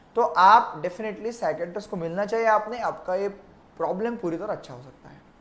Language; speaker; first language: Hindi; non-native, local second language; Marathi